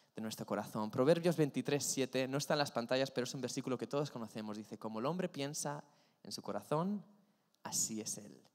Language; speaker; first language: Spanish; native; Spanish